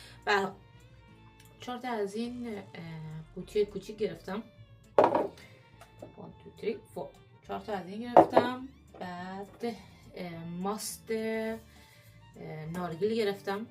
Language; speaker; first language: Persian; early bilingual, heritage; Persian